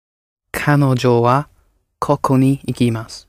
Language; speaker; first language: Japanese; non-native, learner; English